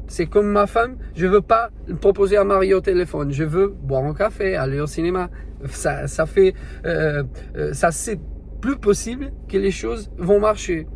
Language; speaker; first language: French; non-native, learner; Portuguese